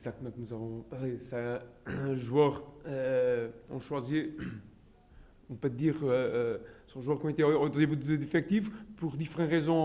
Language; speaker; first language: French; non-native, fluent; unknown